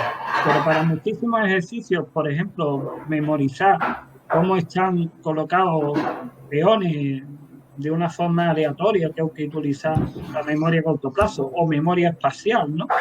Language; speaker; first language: Spanish; native; Spanish